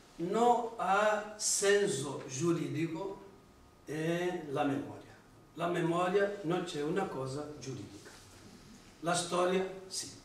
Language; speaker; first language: Italian; non-native, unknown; Portuguese